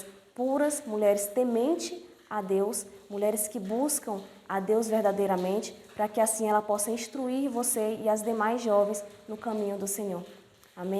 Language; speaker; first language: Portuguese; native; Portuguese